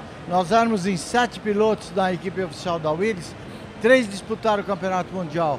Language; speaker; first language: Portuguese; native; Portuguese